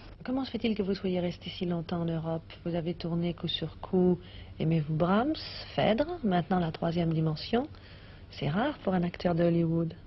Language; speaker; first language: French; native; French